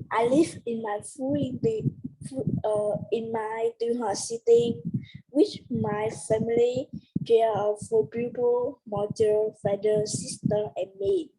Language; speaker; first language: English; non-native, learner; Vietnamese